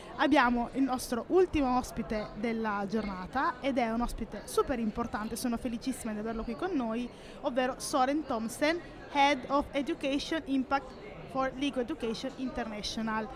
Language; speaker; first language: Italian; native; Italian